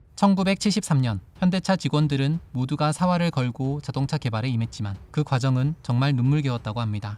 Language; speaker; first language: Korean; native; Korean